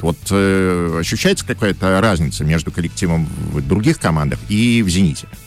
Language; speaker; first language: Russian; native; Russian